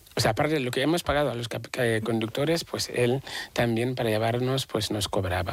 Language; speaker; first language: Spanish; non-native, fluent; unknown